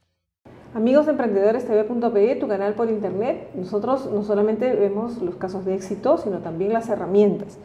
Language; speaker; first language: Spanish; native; Spanish